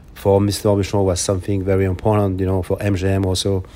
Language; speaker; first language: English; non-native, fluent; French